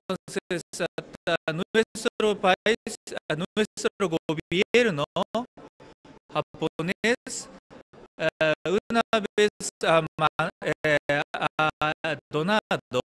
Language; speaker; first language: Spanish; non-native, learner; Japanese